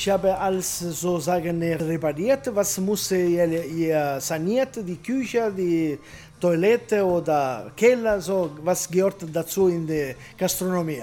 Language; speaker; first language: German; non-native, learner; Italian